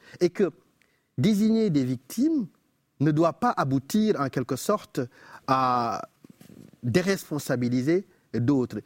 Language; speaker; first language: French; non-native, local second language; Wolof